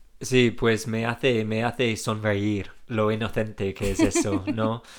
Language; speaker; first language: Spanish; non-native, fluent; English